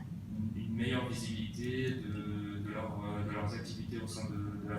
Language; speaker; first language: French; native; French